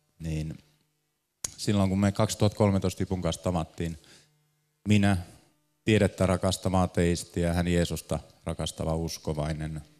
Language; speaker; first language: Finnish; native; Finnish